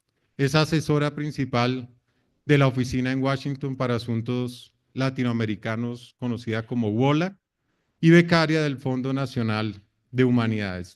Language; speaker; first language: Spanish; native; Spanish